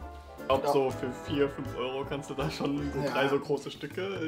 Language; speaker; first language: German; native; German